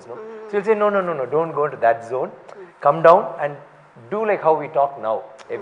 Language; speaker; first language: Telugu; non-native, fluent; Tamil